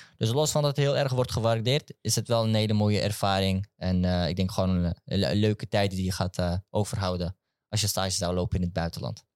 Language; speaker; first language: Dutch; early bilingual, other home language; Turkish